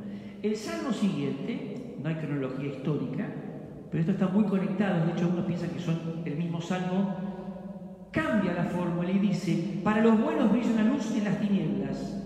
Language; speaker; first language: Spanish; native; Spanish